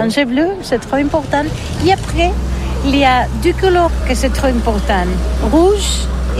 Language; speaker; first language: French; non-native, learner; Catalan